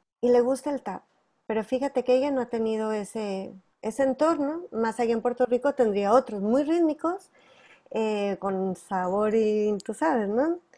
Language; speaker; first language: Spanish; native; Spanish